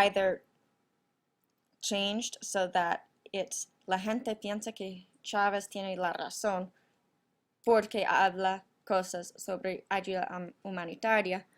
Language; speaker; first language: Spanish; non-native, fluent; English